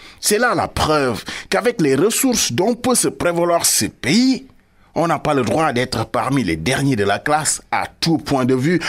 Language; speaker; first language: French; non-native, local second language; Wolof